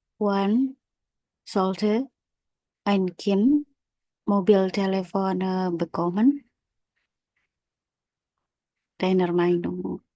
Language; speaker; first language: German; non-native, learner; Indonesian